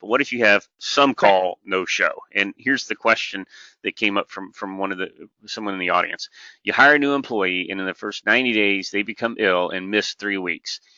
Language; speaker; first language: English; native; English